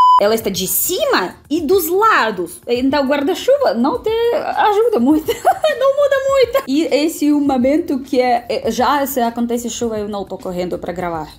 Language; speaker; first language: Portuguese; non-native, fluent; Russian